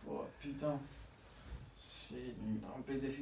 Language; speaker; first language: French; non-native, learner; Spanish